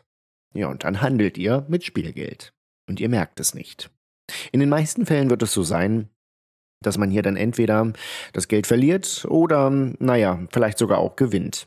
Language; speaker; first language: German; native; German